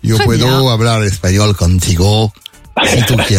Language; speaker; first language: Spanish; non-native, learner; French